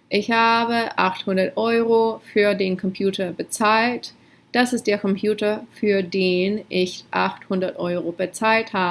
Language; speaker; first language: German; non-native, fluent; English